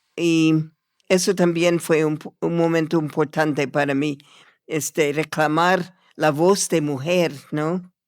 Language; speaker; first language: Spanish; non-native, fluent; English